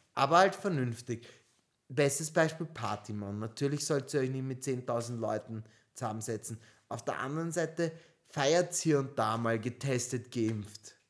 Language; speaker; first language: German; early bilingual, other home language; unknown